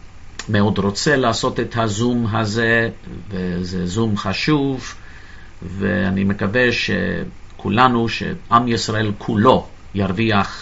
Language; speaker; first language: Hebrew; non-native, fluent; English